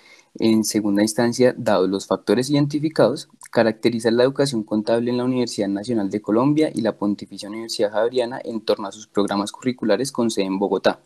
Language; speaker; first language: Spanish; native; Spanish